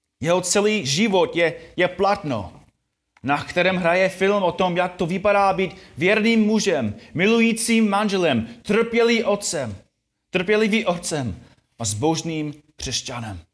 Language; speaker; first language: Czech; non-native, fluent; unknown